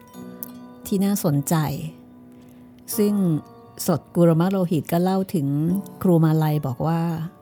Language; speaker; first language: Thai; native; Thai